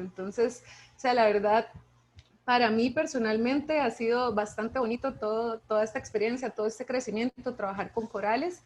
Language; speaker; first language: Spanish; native; Spanish